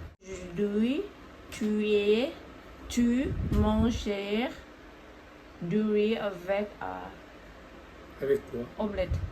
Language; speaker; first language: French; non-native, learner; Thai